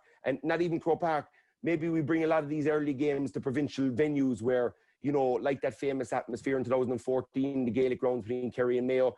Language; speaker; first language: English; native; English